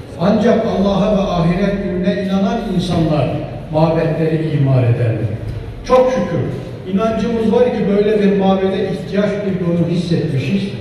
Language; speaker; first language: Turkish; native; Turkish